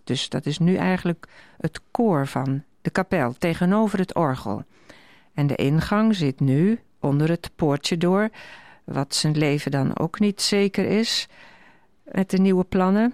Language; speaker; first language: Dutch; native; Dutch